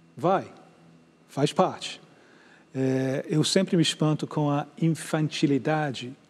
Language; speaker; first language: Portuguese; non-native, fluent; English